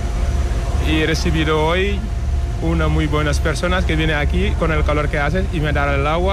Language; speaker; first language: Spanish; non-native, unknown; Wolof